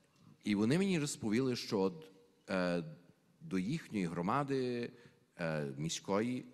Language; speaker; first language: Ukrainian; early bilingual, heritage; Ukrainian